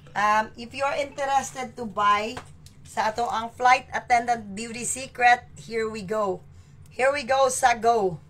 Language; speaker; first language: Filipino; native; Filipino